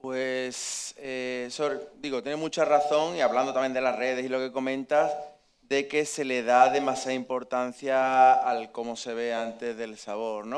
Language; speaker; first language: Spanish; native; Spanish